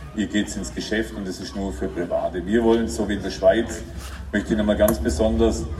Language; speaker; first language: German; native; German